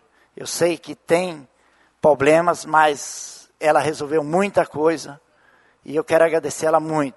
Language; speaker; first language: Portuguese; native; Portuguese